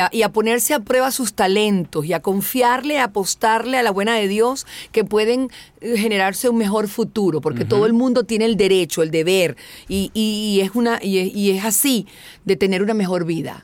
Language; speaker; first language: Spanish; native; Spanish